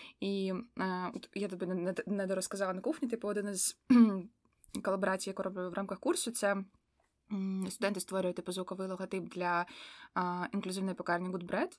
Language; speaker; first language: Ukrainian; non-native, local second language; Russian